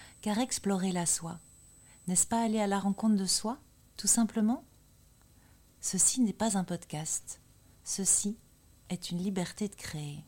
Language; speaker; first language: French; native; French